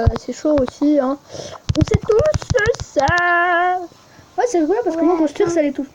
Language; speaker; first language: French; native; French